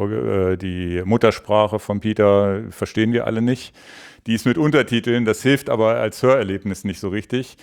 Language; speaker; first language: German; native; German